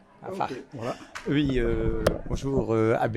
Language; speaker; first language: French; non-native, local second language; Wolof